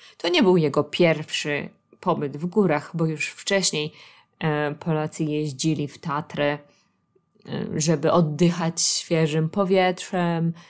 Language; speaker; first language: Polish; native; Polish